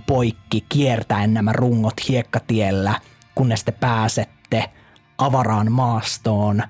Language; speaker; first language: Finnish; native; Finnish